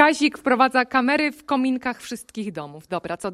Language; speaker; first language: Polish; native; Polish